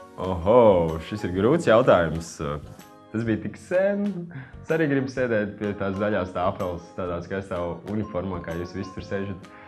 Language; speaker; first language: Latvian; native; Latvian